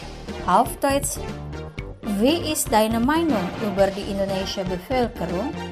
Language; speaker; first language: German; non-native, fluent; Indonesian